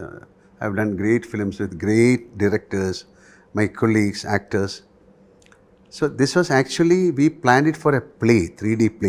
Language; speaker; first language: English; non-native, local second language; Malayalam